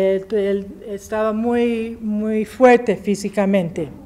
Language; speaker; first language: Spanish; early bilingual, heritage; English